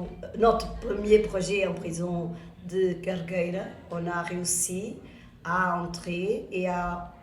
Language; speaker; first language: French; non-native, fluent; Portuguese